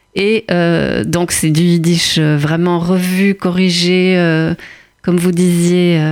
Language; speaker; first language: French; native; French